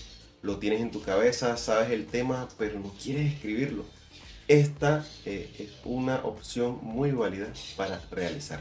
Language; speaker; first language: Spanish; native; Spanish